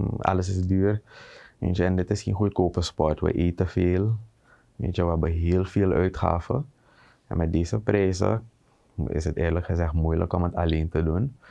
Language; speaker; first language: Dutch; native; Dutch